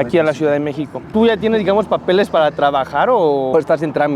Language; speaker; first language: Spanish; native; Spanish